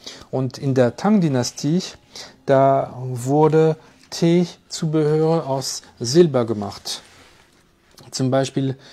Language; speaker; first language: German; non-native, fluent; French